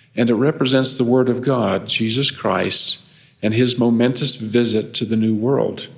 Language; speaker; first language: English; native; English